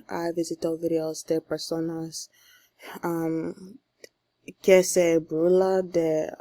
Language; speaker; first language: Spanish; non-native, learner; English